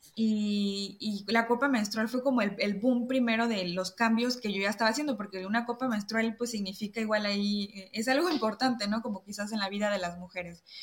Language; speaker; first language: Spanish; native; Spanish